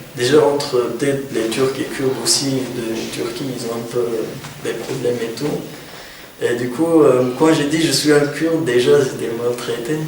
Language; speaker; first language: French; non-native, fluent; Kurdish